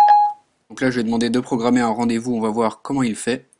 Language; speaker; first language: French; native; French